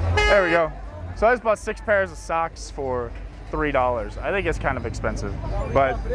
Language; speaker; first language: English; native; English